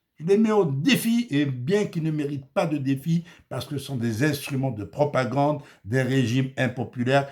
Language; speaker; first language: French; non-native, local second language; Arabic